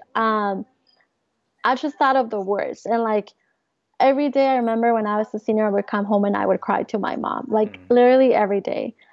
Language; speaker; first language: English; early bilingual, other home language; Spanish